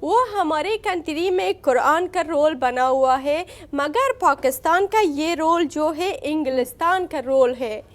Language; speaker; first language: Hindi; non-native, learner; Persian